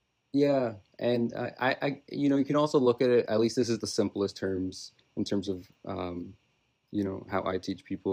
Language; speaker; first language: English; native; English